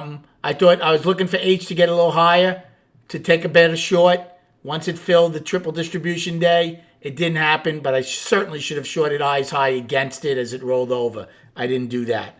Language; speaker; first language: English; native; English